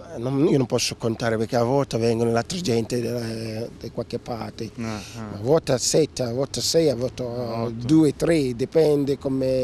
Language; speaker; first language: Italian; non-native, learner; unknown